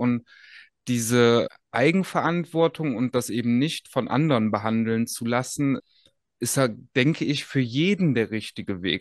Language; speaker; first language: German; native; German